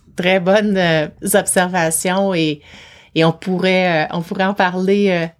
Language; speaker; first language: French; native; French